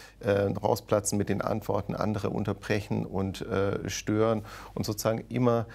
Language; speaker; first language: German; native; German